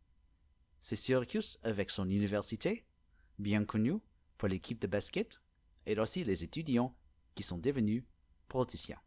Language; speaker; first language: French; non-native, learner; English